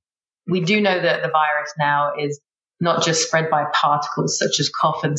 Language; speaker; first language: English; native; English